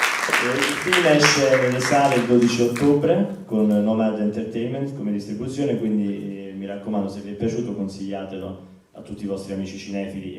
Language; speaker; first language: Italian; native; Italian